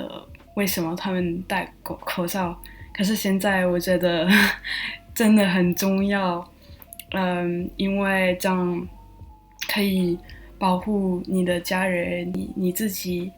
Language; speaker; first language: Chinese; non-native, learner; French